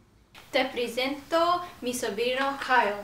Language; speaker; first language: Spanish; non-native, learner; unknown